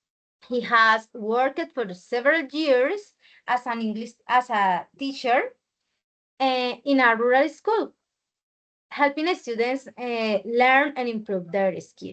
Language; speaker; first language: English; non-native, learner; Spanish